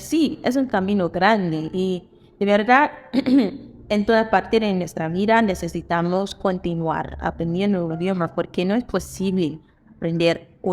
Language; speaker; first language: Spanish; non-native, fluent; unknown